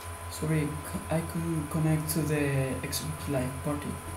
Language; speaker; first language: English; non-native, learner; Spanish